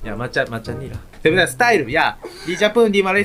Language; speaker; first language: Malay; non-native, learner; Japanese